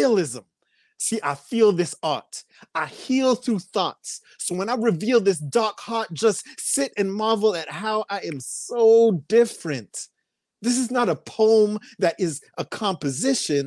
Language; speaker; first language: English; native; English